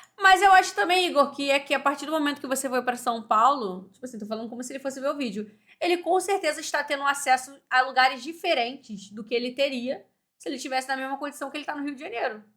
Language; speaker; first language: Portuguese; native; Portuguese